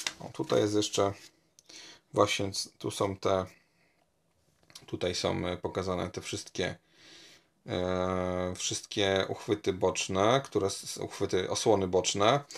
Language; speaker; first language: Polish; native; Polish